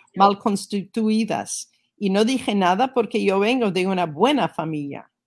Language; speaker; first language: Spanish; non-native, fluent; English